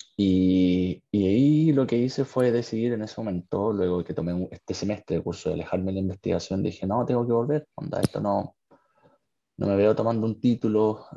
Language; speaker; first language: Spanish; native; Spanish